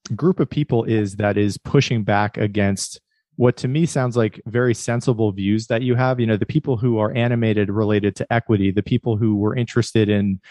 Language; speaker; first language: English; native; English